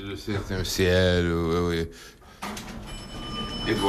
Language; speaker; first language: French; non-native, fluent; English